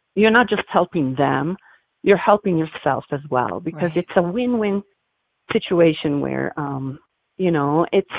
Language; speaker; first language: English; non-native, fluent; Italian